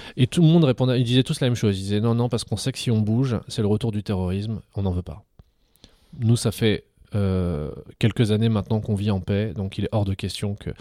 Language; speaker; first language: French; early bilingual, other home language; Arabic